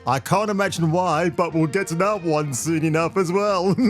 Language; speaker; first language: English; native; English